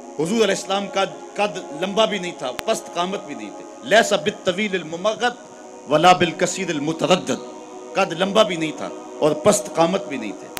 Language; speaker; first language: Urdu; non-native, local second language; Punjabi